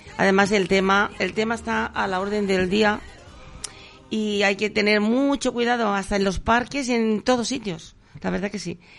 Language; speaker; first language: Spanish; native; Spanish